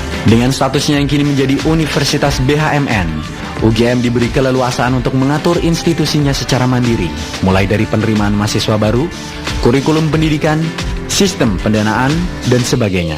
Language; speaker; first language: Indonesian; native; Indonesian